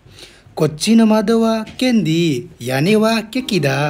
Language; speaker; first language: Japanese; non-native, learner; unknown